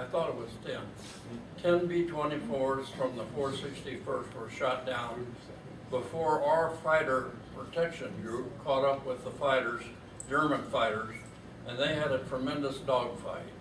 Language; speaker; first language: English; native; English